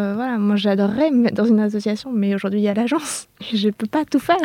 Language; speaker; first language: French; native; French